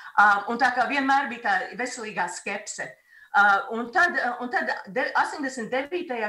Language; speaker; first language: Latvian; native; Latvian